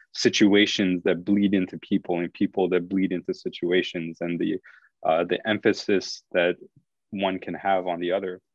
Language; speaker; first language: English; native; English